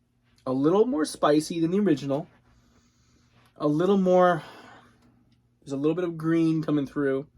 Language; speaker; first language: English; native; English